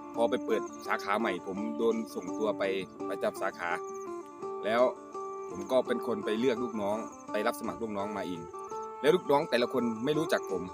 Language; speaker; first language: Thai; non-native, local second language; Northeastern Thai